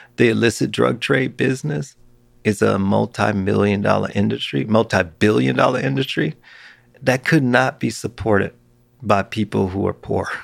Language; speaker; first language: English; native; English